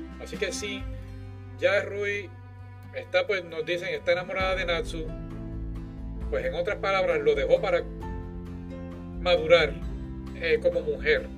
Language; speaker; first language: Spanish; native; Spanish